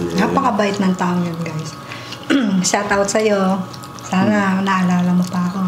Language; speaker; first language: Filipino; native; Filipino